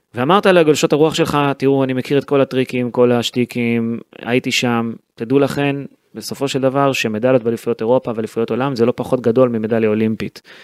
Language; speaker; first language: Hebrew; native; Hebrew